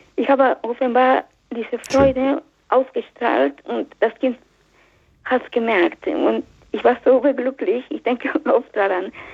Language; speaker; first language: German; non-native, fluent; Spanish